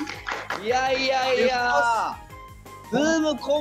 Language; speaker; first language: Japanese; native; Japanese